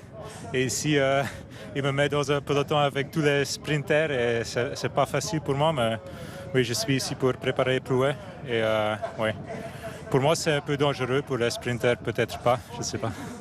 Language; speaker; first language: French; non-native, fluent; Dutch